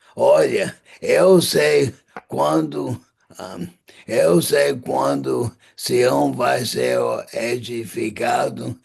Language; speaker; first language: Portuguese; non-native, fluent; English